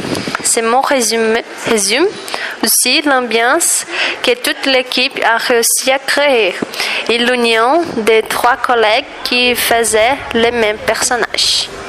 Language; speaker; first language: French; non-native, learner; Portuguese